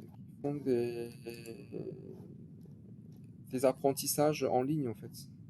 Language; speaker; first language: French; native; French